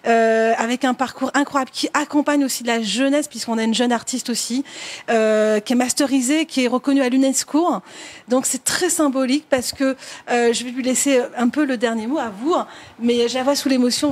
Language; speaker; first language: French; native; French